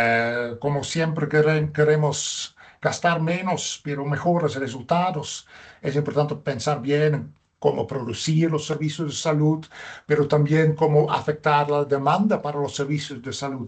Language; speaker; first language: Spanish; non-native, fluent; Dutch